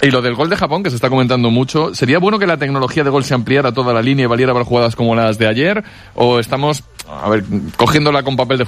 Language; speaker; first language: Spanish; native; Spanish